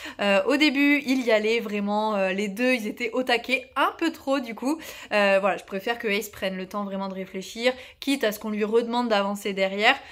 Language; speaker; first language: French; native; French